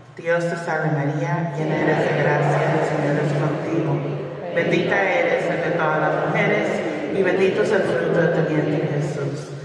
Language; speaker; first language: Spanish; early bilingual, heritage; Spanish